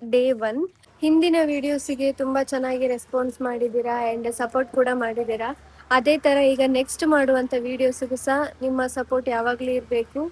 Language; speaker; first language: Kannada; non-native, local second language; Tulu